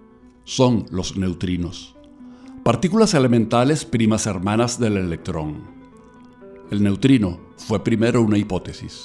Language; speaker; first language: Spanish; native; Spanish